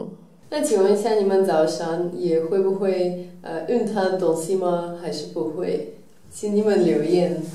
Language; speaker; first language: Chinese; non-native, fluent; Russian